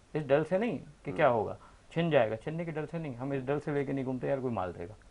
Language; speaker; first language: Urdu; native; Urdu